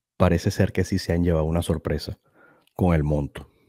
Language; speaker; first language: Spanish; native; Spanish